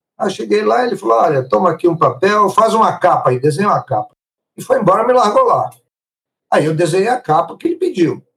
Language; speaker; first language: Portuguese; early bilingual, other home language; Italian